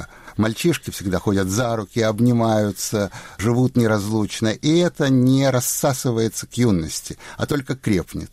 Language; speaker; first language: Russian; native; Russian